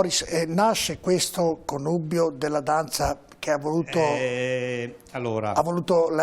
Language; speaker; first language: Italian; native; Italian